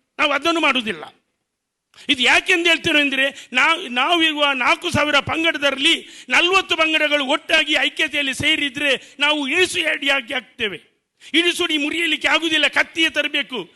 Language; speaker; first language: Kannada; non-native, local second language; Konkani